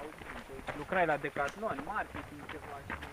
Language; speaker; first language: Romanian; native; Romanian